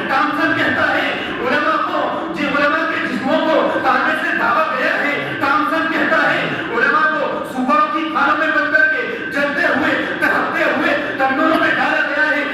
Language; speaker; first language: Urdu; native; Urdu